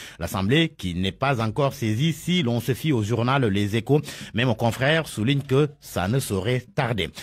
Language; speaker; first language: French; non-native, local second language; Wolof